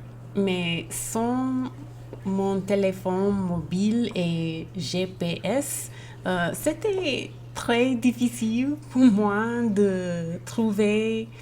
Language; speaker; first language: French; non-native, learner; English